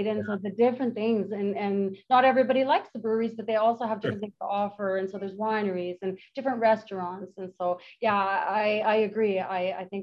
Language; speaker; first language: English; native; English